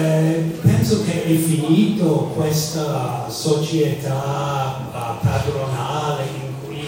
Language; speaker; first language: Italian; non-native, fluent; English